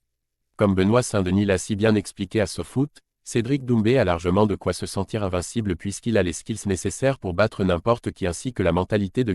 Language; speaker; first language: French; native; French